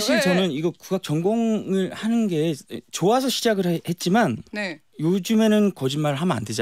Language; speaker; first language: Korean; native; Korean